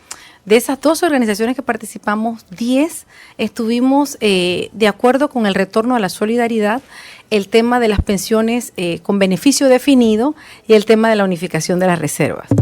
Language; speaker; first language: Spanish; native; Spanish